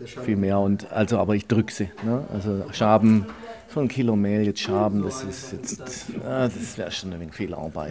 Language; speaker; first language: German; native; German